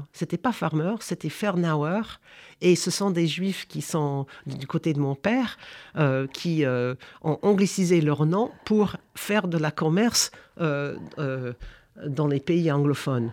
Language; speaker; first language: French; non-native, fluent; English